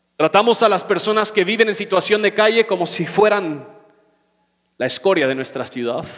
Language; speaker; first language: Spanish; non-native, fluent; English